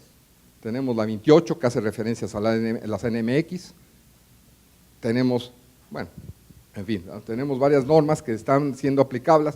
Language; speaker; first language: Spanish; native; Spanish